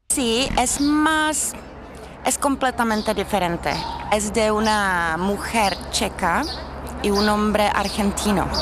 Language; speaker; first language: Spanish; non-native, learner; Czech